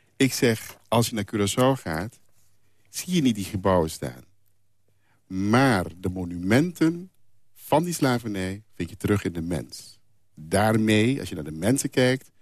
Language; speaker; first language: Dutch; non-native, local second language; Papiamento